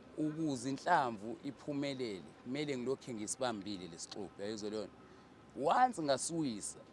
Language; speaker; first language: Zulu; native; Zulu